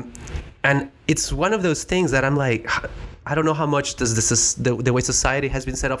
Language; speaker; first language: English; non-native, fluent; Spanish